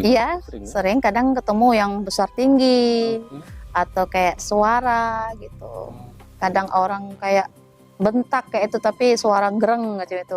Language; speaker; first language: Indonesian; native; Indonesian